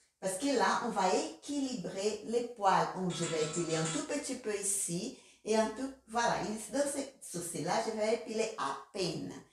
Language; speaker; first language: French; non-native, fluent; Portuguese